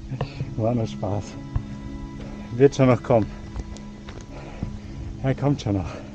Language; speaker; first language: German; native; German